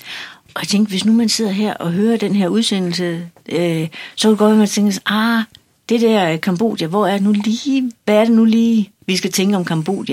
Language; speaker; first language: Danish; native; Danish